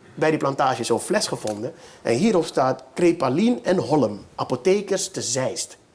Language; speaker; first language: Dutch; native; Dutch